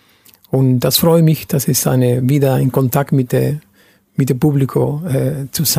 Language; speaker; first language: German; non-native, fluent; Spanish